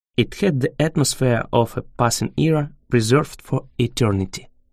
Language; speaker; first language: English; native; English